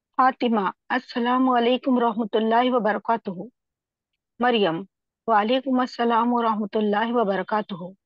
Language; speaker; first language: Arabic; non-native, learner; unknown